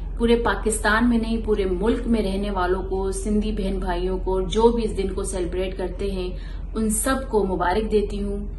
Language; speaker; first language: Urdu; non-native, local second language; Sindhi